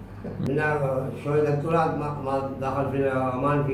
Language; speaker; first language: Arabic; non-native, learner; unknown